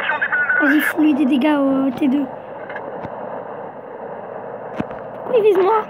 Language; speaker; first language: French; native; French